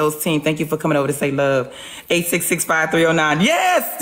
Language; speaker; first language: English; native; English